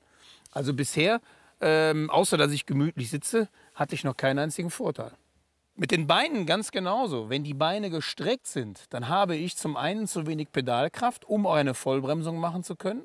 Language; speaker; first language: German; native; German